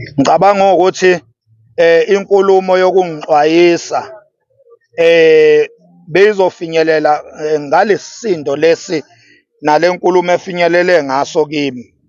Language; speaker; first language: Zulu; native; Zulu